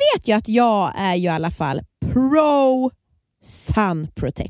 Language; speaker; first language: Swedish; native; Swedish